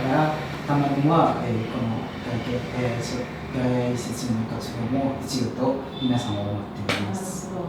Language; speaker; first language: Japanese; non-native, fluent; Indonesian